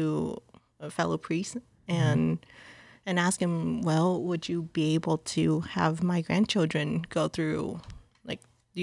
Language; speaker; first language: English; early bilingual, other home language; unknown